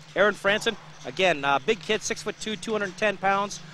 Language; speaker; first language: English; native; English